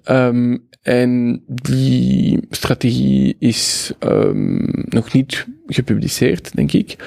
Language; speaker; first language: Dutch; non-native, local second language; French